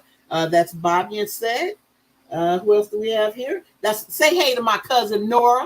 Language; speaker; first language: English; native; English